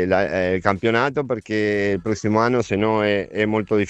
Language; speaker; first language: Italian; non-native, fluent; Spanish